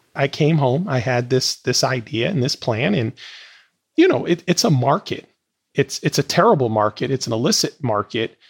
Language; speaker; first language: English; native; English